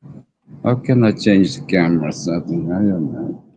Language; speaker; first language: English; non-native, learner; Dutch